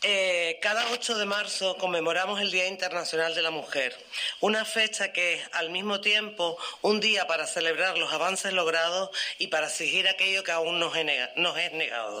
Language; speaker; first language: Spanish; native; Spanish